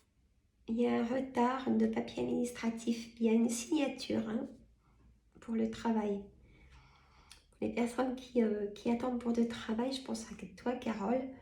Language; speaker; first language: French; native; French